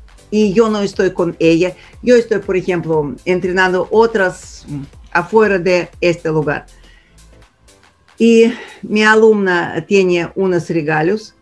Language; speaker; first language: Spanish; non-native, fluent; Russian